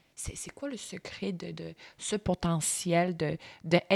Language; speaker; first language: French; early bilingual, other home language; Bulgarian